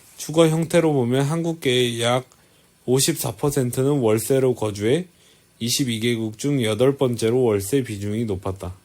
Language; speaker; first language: Korean; native; Korean